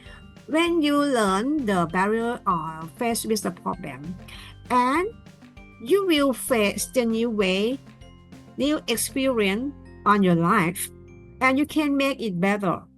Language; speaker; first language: English; non-native, learner; Thai